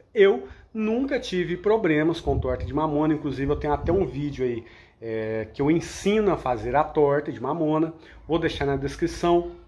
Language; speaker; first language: Portuguese; native; Portuguese